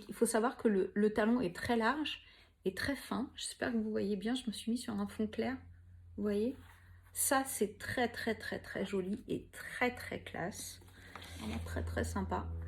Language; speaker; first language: French; native; French